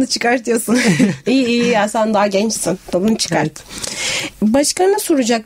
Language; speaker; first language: Turkish; non-native, fluent; Arabic